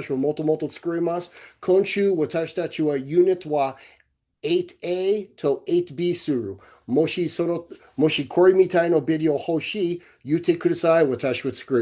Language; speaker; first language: Japanese; non-native, learner; English